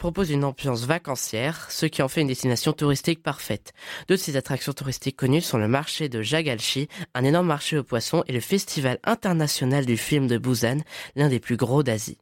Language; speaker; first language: French; native; French